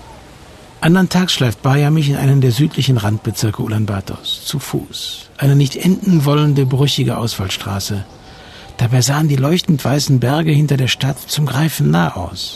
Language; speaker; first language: German; native; German